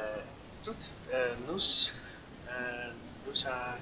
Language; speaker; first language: French; non-native, learner; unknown